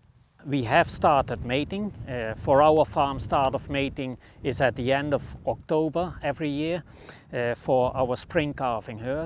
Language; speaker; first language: English; non-native, fluent; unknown